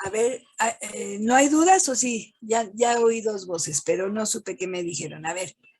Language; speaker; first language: Spanish; native; Spanish